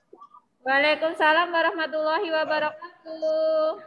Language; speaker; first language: Indonesian; native; Indonesian